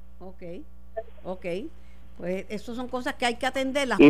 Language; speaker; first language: Spanish; native; Spanish